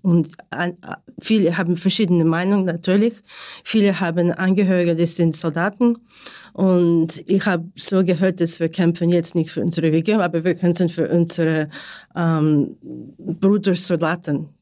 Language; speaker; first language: German; non-native, learner; Ukrainian